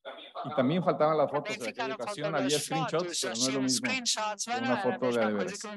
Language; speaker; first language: Spanish; native; Spanish